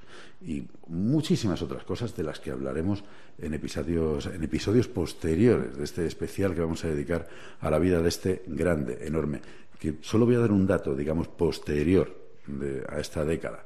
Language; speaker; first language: Spanish; native; Spanish